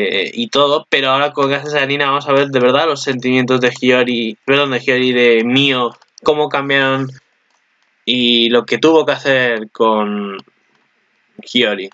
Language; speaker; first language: Spanish; native; Spanish